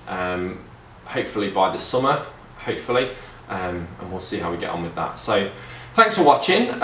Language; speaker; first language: English; native; English